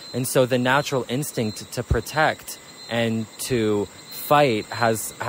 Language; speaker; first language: English; native; English